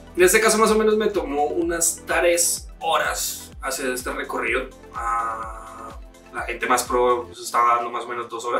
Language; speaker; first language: Spanish; native; Spanish